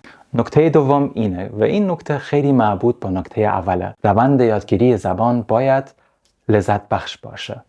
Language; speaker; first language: Persian; non-native, fluent; German